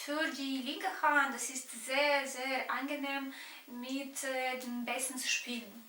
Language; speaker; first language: German; non-native, fluent; Romanian